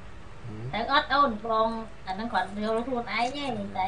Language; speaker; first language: Vietnamese; non-native, learner; Khmer